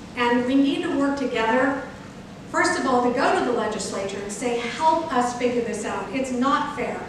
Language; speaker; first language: English; native; English